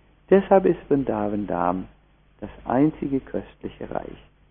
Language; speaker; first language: German; native; German